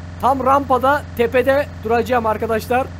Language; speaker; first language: Turkish; native; Turkish